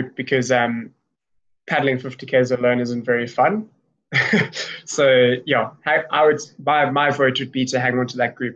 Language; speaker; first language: English; native; English